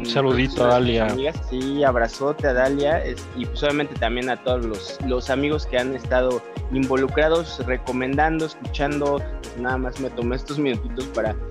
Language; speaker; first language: Spanish; native; Spanish